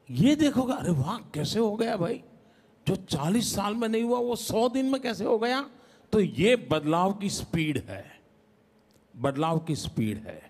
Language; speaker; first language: Hindi; non-native, local second language; Gujarati